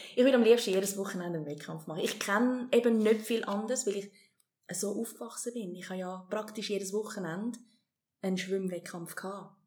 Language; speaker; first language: German; early bilingual, heritage; German